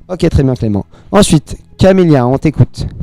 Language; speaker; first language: French; native; French